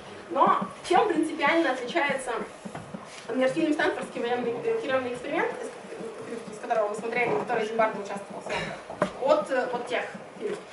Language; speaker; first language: Russian; native; Russian